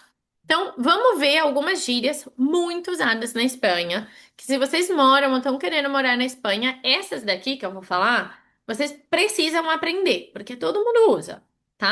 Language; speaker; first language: Portuguese; non-native, fluent; Spanish